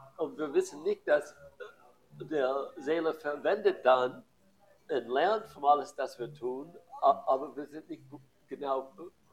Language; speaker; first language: German; non-native, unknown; English